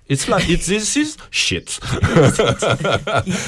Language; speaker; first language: English; non-native, learner; French